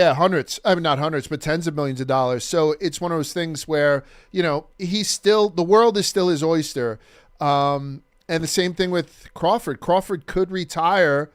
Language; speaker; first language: English; native; English